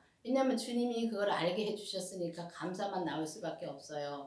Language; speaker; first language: Korean; native; Korean